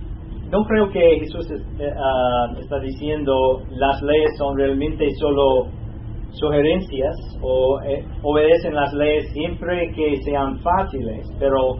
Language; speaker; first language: Spanish; non-native, fluent; English